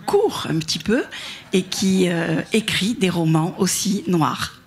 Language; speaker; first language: French; non-native, learner; Italian